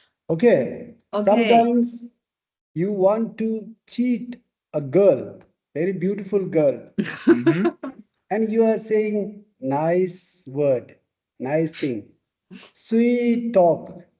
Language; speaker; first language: English; non-native, fluent; Tibetan